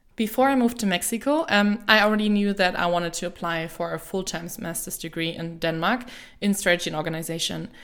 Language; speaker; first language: English; non-native, fluent; German